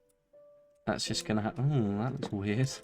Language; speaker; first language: English; native; English